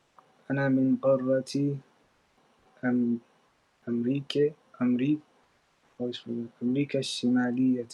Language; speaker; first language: Arabic; non-native, learner; English